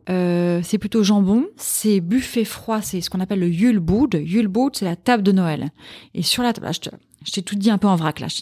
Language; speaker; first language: French; native; French